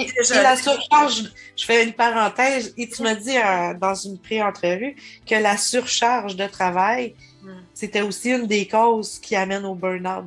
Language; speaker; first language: French; native; French